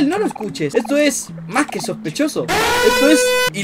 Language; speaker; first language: Spanish; native; Spanish